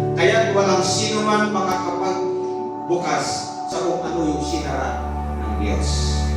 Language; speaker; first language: Filipino; non-native, local second language; Iloko